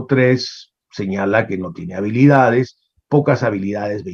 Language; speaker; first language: Spanish; native; Spanish